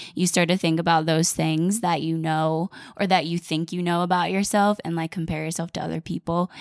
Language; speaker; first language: English; native; English